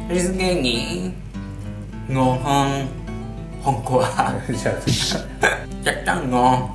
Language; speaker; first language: Vietnamese; non-native, learner; Japanese